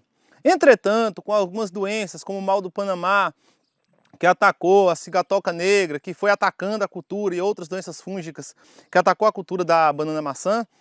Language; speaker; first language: Portuguese; native; Portuguese